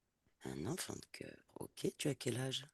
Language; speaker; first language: French; native; French